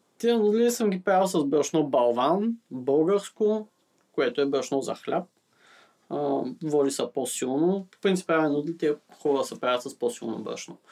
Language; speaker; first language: Bulgarian; native; Bulgarian